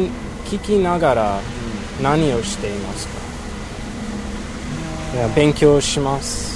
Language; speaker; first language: Japanese; non-native, learner; English